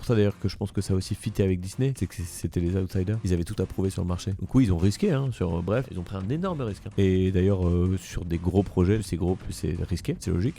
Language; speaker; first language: French; native; French